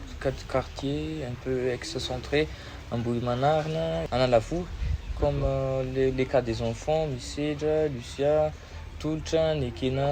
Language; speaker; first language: French; non-native, local second language; Malagasy